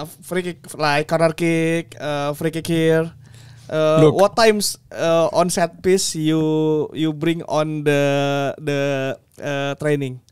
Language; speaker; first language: English; non-native, learner; Indonesian